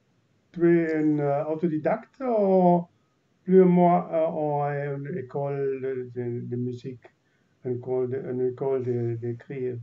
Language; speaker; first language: French; non-native, learner; Italian